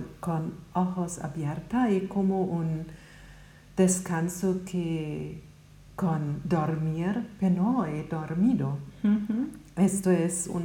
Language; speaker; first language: Spanish; non-native, learner; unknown